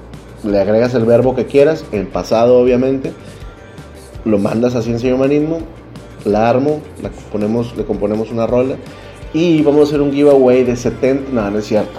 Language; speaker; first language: Spanish; native; Spanish